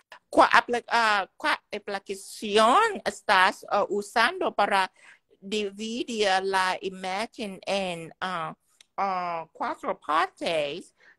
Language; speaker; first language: Spanish; non-native, learner; Vietnamese